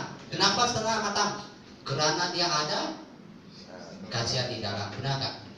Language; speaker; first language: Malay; non-native, local second language; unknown